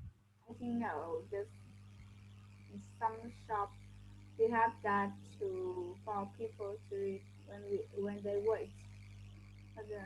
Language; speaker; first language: English; non-native, learner; Vietnamese